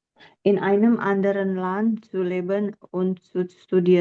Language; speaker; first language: German; non-native, learner; Indonesian